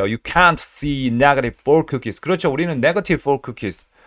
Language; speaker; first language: English; non-native, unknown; Korean